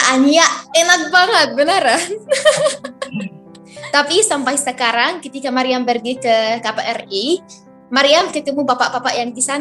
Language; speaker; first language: Indonesian; non-native, fluent; Arabic